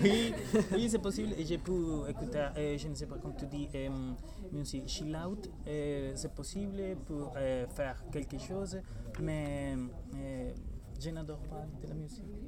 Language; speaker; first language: French; non-native, learner; Spanish